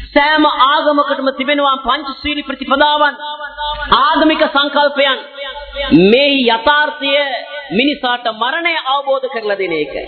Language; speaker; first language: Sinhala; native; Sinhala